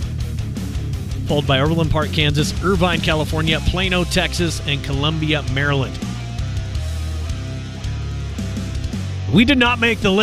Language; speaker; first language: English; native; English